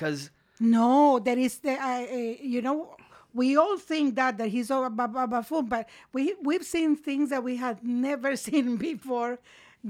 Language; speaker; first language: English; non-native, fluent; Spanish